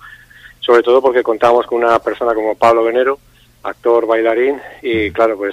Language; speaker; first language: Spanish; native; Spanish